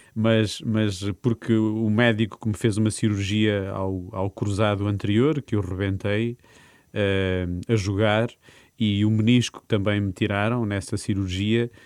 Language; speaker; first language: Portuguese; native; Portuguese